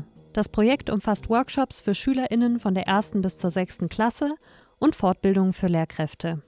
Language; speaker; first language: German; native; German